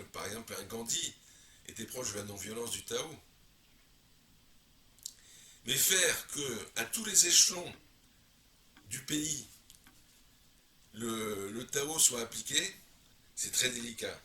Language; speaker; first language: French; native; French